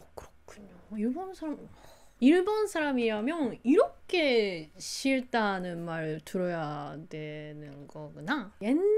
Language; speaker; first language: Korean; non-native, learner; Japanese